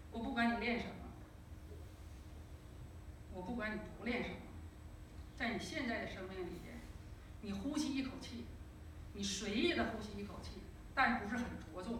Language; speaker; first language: Chinese; native; Chinese